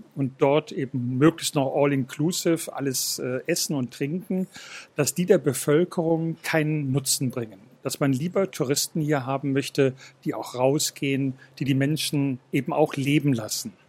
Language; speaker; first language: German; native; German